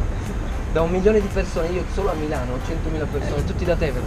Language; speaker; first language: Italian; native; Italian